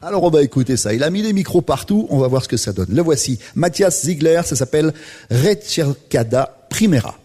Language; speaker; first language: French; native; French